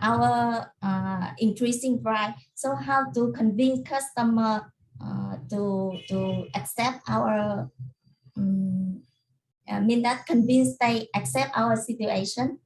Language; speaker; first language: English; non-native, learner; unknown